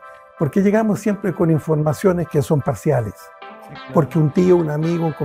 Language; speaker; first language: Spanish; native; Spanish